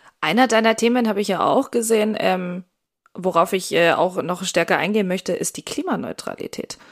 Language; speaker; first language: German; native; German